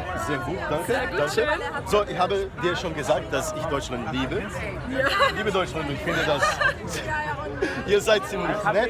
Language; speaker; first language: German; non-native, fluent; Portuguese